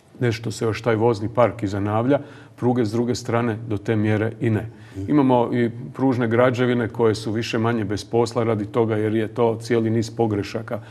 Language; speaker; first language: Croatian; native; Croatian